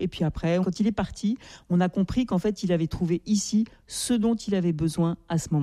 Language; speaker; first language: French; native; French